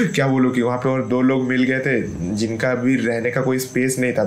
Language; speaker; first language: Hindi; non-native, local second language; Bangla